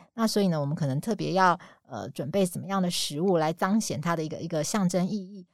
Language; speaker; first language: Chinese; native; Chinese